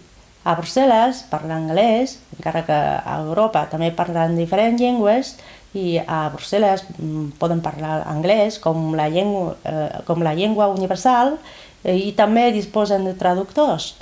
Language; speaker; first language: Catalan; non-native, fluent; Chinese